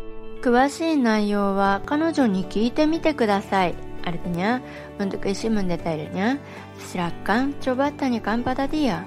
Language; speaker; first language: Japanese; non-native, fluent; Indonesian